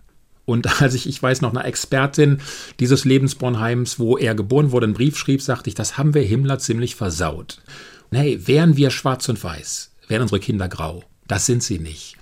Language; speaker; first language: German; native; German